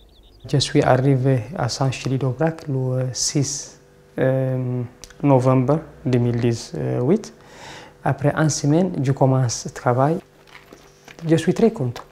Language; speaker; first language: French; non-native, learner; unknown